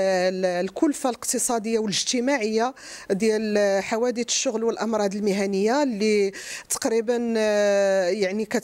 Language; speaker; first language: Arabic; native; Arabic